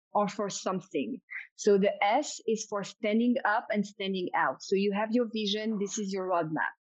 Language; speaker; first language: English; non-native, fluent; French